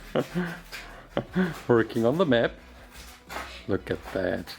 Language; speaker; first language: English; non-native, fluent; German